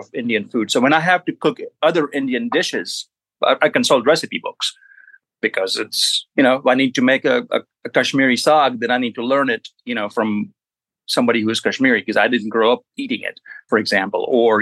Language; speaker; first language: English; non-native, local second language; Gujarati